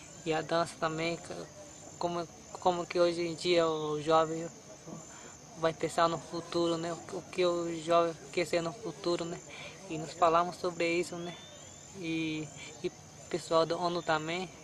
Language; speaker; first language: Portuguese; non-native, local second language; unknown